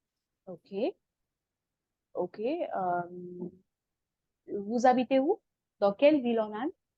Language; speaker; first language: French; non-native, fluent; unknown